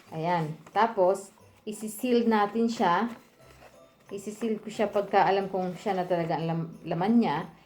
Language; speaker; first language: Filipino; native; Filipino